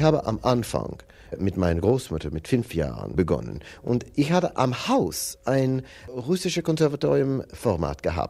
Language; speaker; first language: German; non-native, learner; English